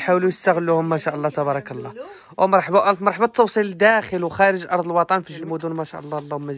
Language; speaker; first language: Arabic; native; Arabic